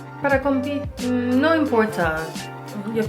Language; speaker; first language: Spanish; non-native, learner; English